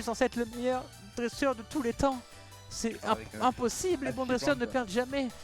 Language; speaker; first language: French; native; French